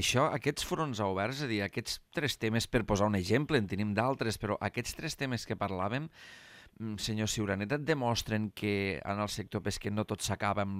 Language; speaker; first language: Catalan; native; Catalan